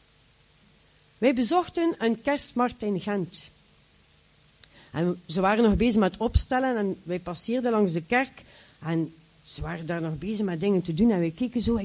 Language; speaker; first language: Dutch; native; Dutch